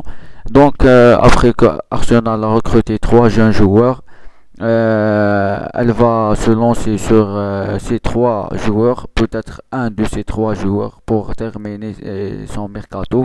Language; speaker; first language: French; non-native, local second language; Arabic